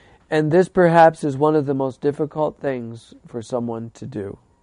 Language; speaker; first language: English; native; English